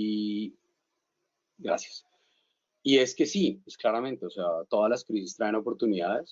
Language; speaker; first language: Spanish; native; Spanish